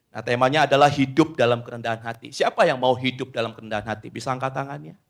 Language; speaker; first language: Indonesian; native; Indonesian